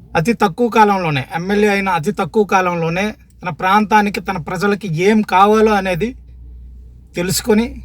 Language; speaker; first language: Telugu; native; Telugu